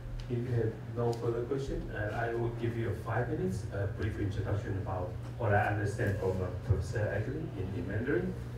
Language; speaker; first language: English; non-native, fluent; Chinese